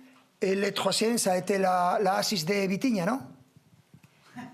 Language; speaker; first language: French; non-native, fluent; Spanish